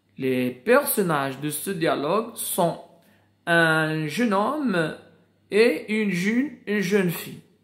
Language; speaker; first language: French; non-native, local second language; Arabic